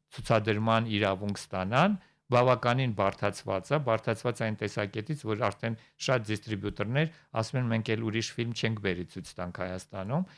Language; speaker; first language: Armenian; native; Armenian